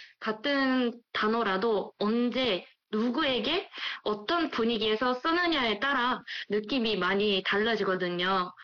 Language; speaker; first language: Korean; non-native, fluent; Japanese